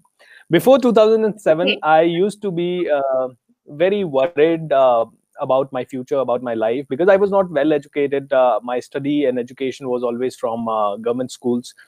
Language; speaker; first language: English; non-native, local second language; Hindi